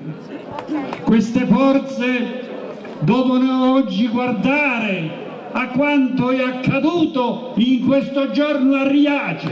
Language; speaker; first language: Italian; native; Italian